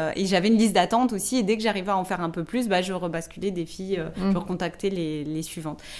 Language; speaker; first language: French; native; French